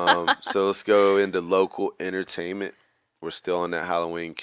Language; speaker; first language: English; native; English